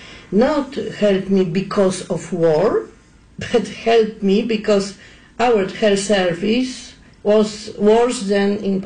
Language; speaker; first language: English; non-native, learner; Polish